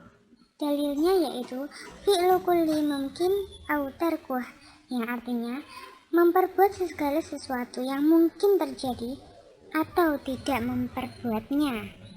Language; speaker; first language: Indonesian; native; Indonesian